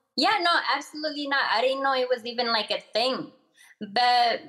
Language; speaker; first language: English; early bilingual, other home language; Arabic